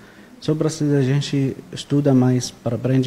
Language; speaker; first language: Portuguese; non-native, learner; Arabic